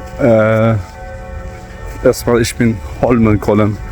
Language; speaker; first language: German; non-native, learner; Turkish